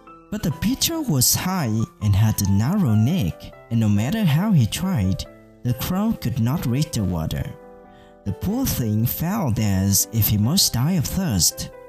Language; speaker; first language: English; non-native, fluent; Vietnamese